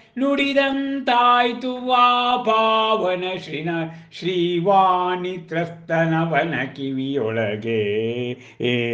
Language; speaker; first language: Kannada; native; Kannada